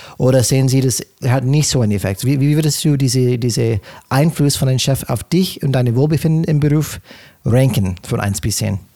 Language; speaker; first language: German; non-native, fluent; English